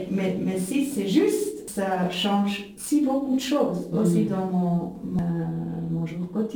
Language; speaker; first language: French; non-native, learner; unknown